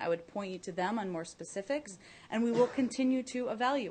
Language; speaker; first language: English; native; English